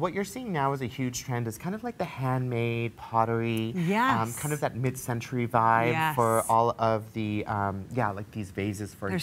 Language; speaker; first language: English; native; English